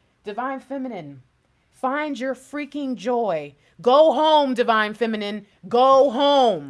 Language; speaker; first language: English; native; English